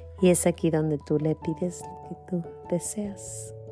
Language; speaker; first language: Spanish; native; Spanish